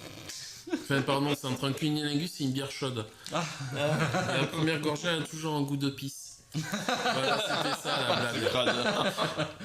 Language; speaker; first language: French; native; French